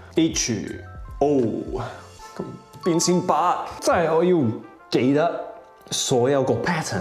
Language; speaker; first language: Cantonese; non-native, fluent; English